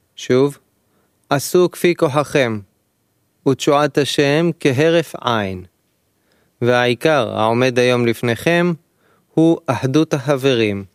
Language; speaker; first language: Hebrew; native; Hebrew